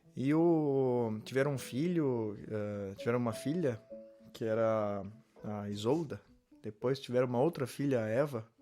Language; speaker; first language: Portuguese; native; Portuguese